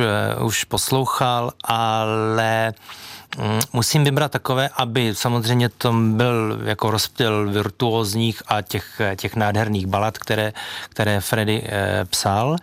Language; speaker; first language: Czech; native; Czech